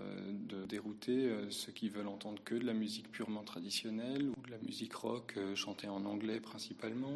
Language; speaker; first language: French; native; French